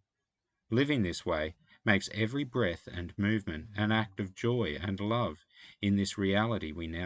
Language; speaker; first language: English; native; English